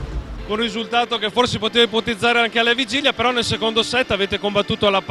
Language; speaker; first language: Italian; native; Italian